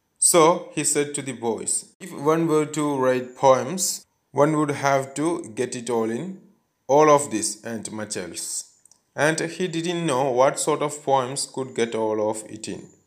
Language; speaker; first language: English; non-native, local second language; Malayalam